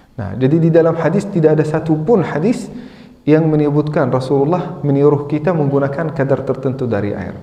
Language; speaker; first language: Indonesian; non-native, fluent; Arabic